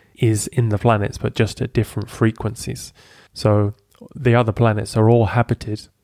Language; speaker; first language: English; native; English